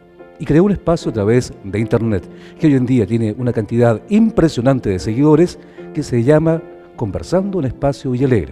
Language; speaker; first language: Spanish; native; Spanish